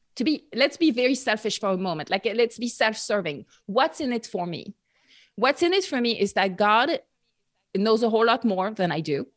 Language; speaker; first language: English; non-native, fluent; French